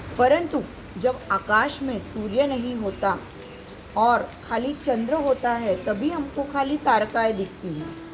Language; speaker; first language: Hindi; non-native, local second language; Marathi